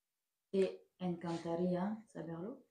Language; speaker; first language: Spanish; non-native, learner; French